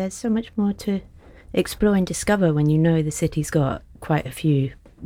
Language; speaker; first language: English; native; English